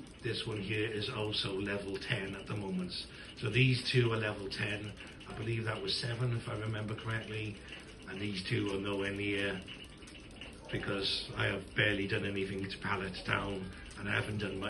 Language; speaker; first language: English; native; English